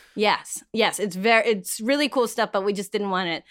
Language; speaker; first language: English; early bilingual, other home language; Spanish